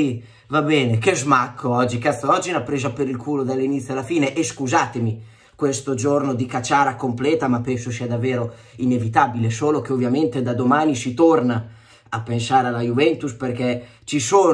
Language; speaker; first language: Italian; native; Italian